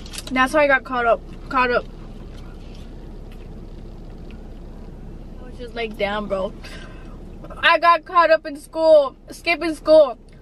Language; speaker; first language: English; early bilingual, other home language; Spanish